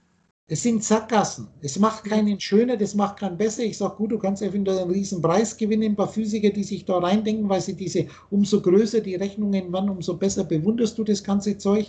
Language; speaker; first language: German; native; German